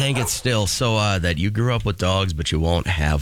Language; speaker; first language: English; native; English